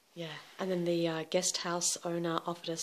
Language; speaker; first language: English; native; English